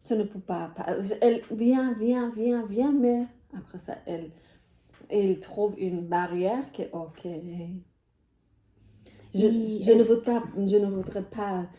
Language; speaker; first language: French; non-native, learner; Persian